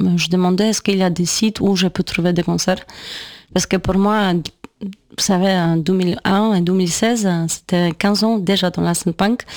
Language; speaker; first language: French; non-native, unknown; Polish